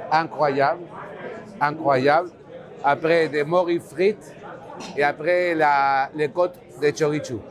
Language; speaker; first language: French; non-native, learner; Basque